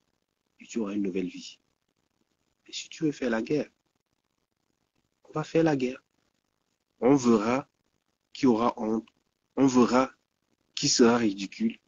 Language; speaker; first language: French; native; French